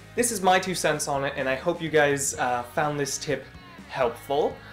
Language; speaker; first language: English; native; English